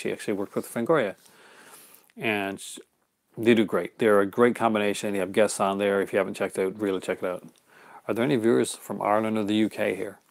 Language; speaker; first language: English; native; English